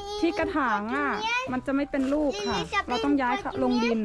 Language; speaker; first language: Thai; native; Thai